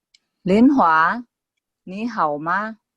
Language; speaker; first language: Chinese; non-native, learner; Indonesian